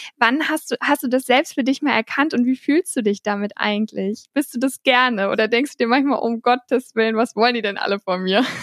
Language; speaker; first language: German; native; German